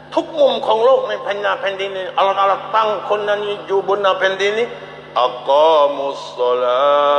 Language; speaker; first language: Thai; non-native, local second language; Malay